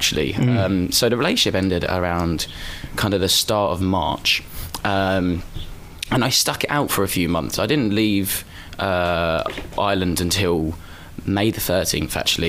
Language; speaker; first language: English; native; English